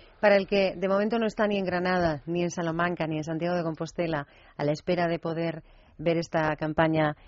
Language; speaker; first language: Spanish; native; Spanish